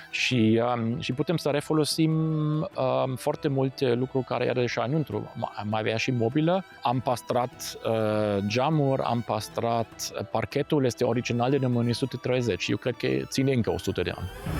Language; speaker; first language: Romanian; non-native, fluent; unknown